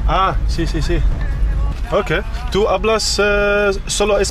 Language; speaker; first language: Spanish; non-native, learner; English